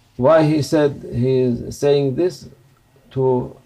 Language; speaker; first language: English; non-native, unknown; Turkish